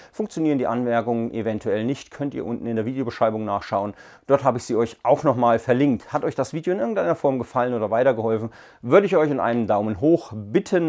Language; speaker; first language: German; native; German